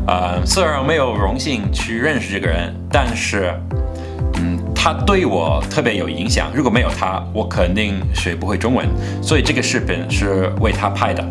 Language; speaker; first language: Chinese; non-native, fluent; English